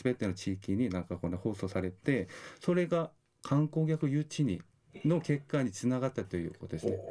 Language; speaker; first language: Japanese; non-native, fluent; Korean